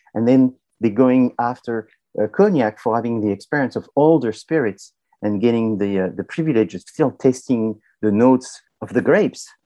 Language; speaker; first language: English; non-native, fluent; French